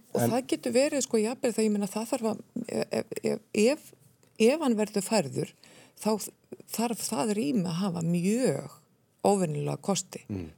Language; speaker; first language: Icelandic; native; Icelandic